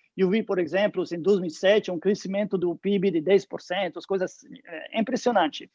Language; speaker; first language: Portuguese; non-native, fluent; French